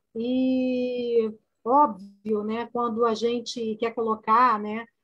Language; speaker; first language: Portuguese; native; Portuguese